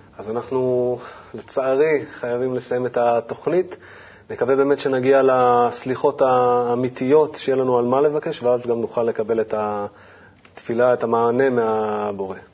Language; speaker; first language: Hebrew; native; Hebrew